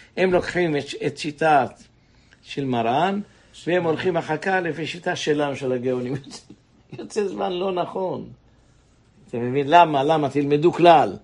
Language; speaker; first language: Hebrew; native; Hebrew